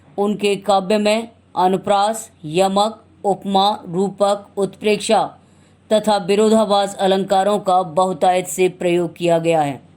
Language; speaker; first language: Hindi; native; Hindi